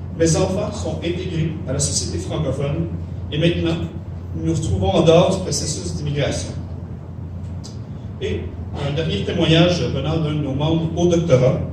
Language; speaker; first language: French; native; French